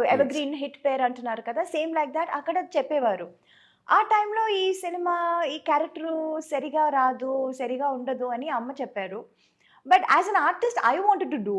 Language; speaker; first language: Telugu; non-native, fluent; Tamil